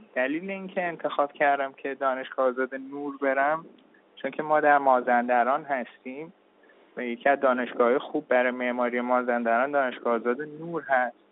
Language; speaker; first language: Persian; early bilingual, heritage; Persian